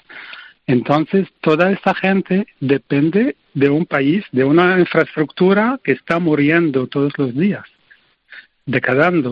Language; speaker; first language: Spanish; non-native, fluent; Arabic